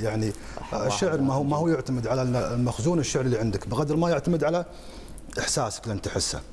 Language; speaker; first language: Arabic; native; Arabic